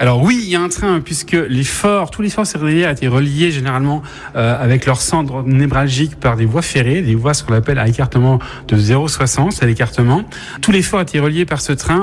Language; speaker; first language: French; native; French